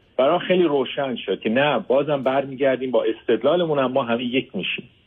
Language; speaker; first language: Persian; early bilingual, heritage; Persian